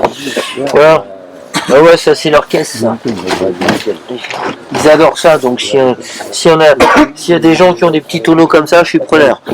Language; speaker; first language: French; native; French